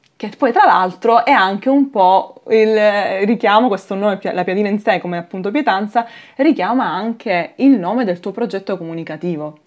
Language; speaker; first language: Italian; native; Italian